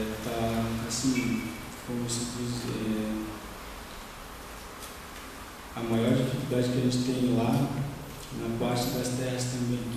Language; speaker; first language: Portuguese; non-native, local second language; Guarani